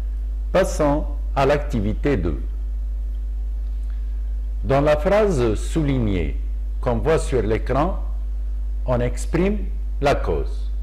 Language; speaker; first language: French; non-native, local second language; Arabic